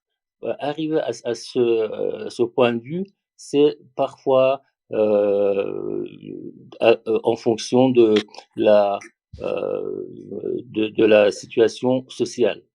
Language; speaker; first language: French; non-native, learner; Persian